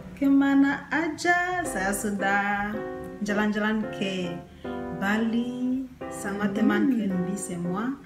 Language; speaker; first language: Indonesian; non-native, learner; Kinyarwanda